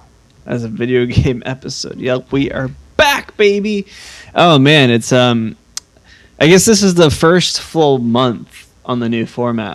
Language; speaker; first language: English; native; English